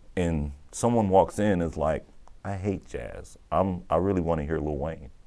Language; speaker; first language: English; native; English